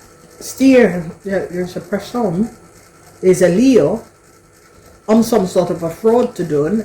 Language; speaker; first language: Dutch; non-native, learner; English